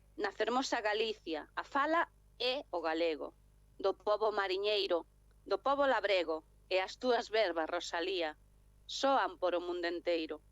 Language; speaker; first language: Galician; native; Galician